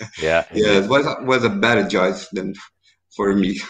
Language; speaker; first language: English; non-native, learner; Portuguese